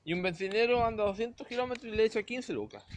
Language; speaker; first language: Spanish; native; Spanish